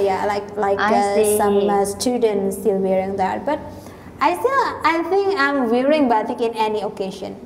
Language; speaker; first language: English; non-native, learner; Indonesian